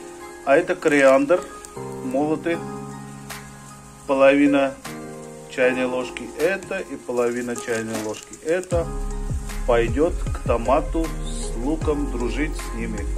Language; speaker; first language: Russian; non-native, fluent; Hindi